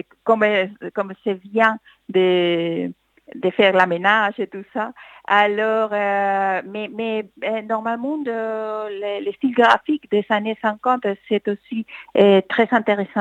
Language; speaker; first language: French; non-native, fluent; Spanish